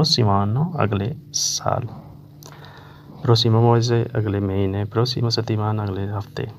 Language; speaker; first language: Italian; non-native, learner; Urdu